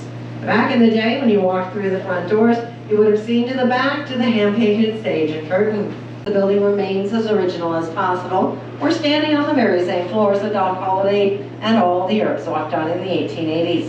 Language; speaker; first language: English; native; English